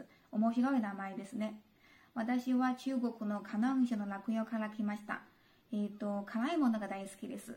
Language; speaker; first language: Japanese; non-native, fluent; Chinese